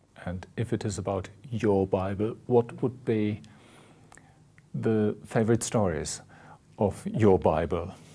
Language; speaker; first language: English; non-native, fluent; German